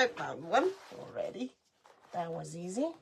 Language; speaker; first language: English; native; English